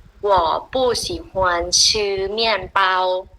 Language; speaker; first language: Chinese; non-native, learner; Thai